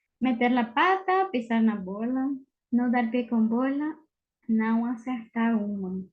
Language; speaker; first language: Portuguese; non-native, fluent; Spanish